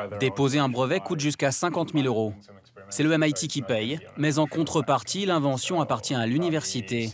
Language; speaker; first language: French; native; French